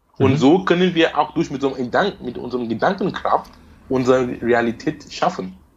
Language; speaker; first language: German; non-native, fluent; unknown